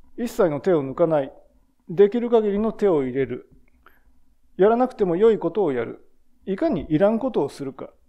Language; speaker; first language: Japanese; native; Japanese